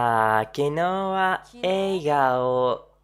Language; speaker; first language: Japanese; non-native, learner; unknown